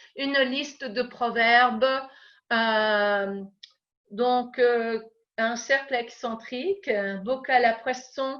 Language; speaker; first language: French; non-native, fluent; English